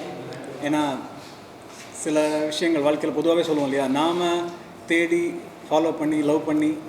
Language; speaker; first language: Tamil; native; Tamil